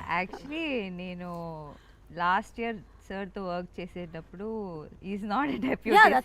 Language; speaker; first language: Telugu; non-native, learner; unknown